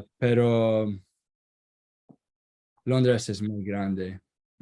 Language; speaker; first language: Spanish; non-native, learner; Kurdish